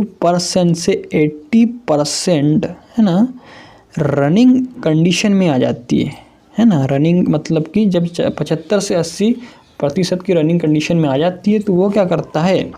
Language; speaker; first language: Hindi; native; Hindi